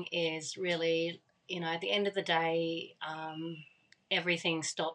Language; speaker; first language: English; early bilingual, other home language; Thai